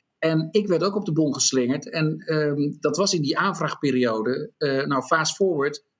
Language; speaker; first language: Dutch; native; Dutch